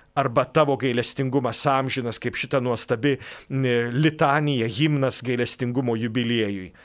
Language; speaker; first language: Lithuanian; native; Lithuanian